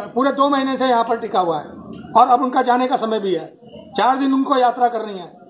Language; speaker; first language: Hindi; native; Hindi